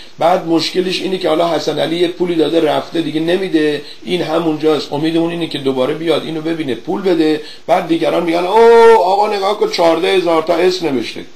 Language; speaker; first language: Persian; native; Persian